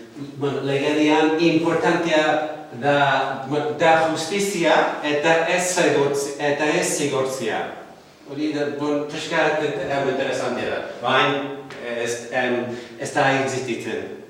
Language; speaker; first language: Basque; non-native, fluent; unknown